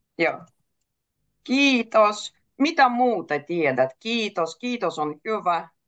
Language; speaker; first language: Finnish; native; Finnish